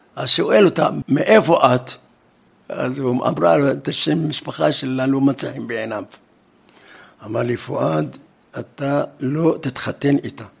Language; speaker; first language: Hebrew; non-native, fluent; Arabic